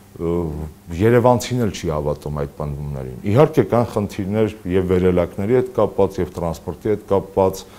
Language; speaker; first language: Armenian; native; Armenian